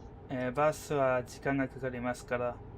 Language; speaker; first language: Japanese; non-native, learner; English